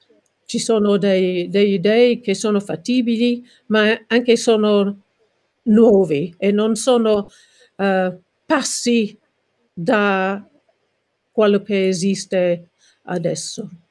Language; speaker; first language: Italian; non-native, learner; English